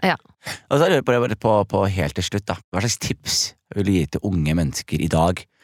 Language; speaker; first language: Norwegian; early bilingual, other home language; Somali